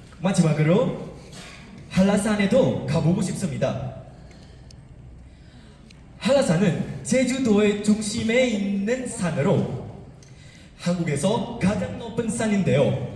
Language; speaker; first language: Korean; non-native, fluent; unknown